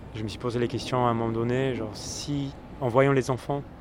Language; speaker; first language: French; non-native, fluent; Polish